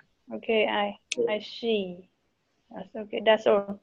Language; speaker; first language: English; non-native, learner; Vietnamese